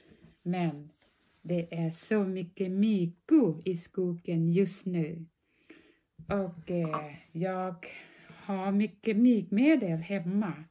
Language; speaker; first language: Swedish; non-native, fluent; Thai